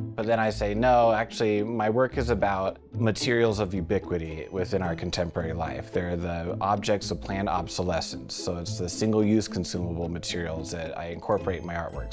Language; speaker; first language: English; native; English